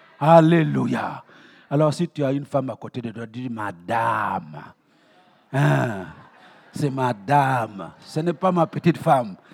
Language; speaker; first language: French; non-native, local second language; Mossi